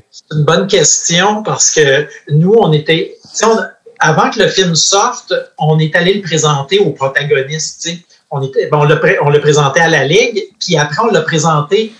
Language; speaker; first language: French; native; French